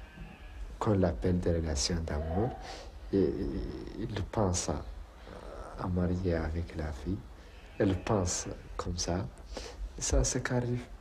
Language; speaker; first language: French; non-native, local second language; Arabic